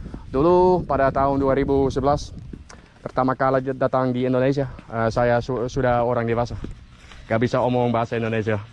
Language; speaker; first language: Indonesian; non-native, learner; Dutch